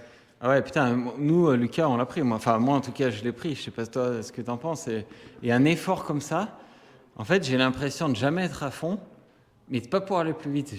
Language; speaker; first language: French; native; French